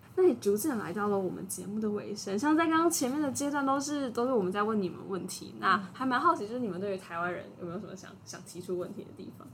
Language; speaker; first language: Chinese; native; Chinese